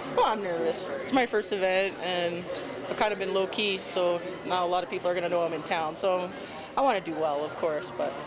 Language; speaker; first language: English; native; English